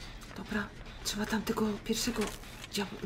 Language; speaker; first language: Polish; native; Polish